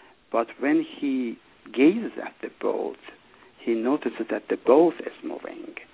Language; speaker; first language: English; non-native, fluent; Persian